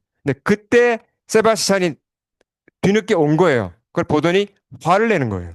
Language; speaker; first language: Korean; native; Korean